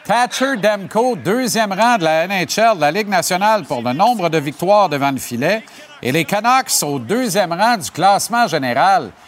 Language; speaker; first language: French; native; French